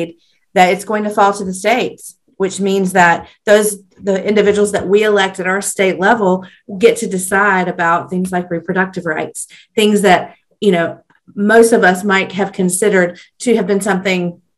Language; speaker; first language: English; native; English